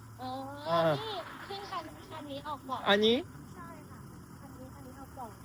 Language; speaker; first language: Thai; native; Thai